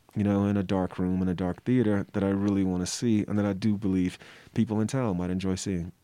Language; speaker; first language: English; native; English